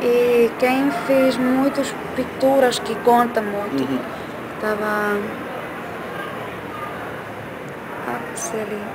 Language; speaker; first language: Portuguese; non-native, learner; Finnish